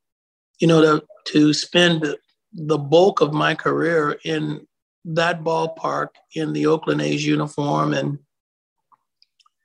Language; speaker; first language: English; native; English